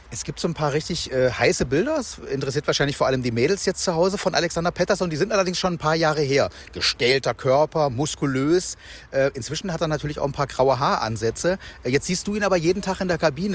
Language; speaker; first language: German; native; German